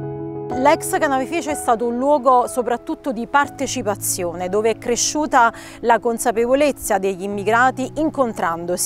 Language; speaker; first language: Italian; native; Italian